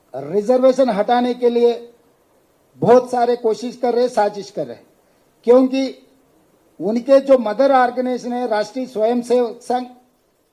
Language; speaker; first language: Hindi; non-native, local second language; Telugu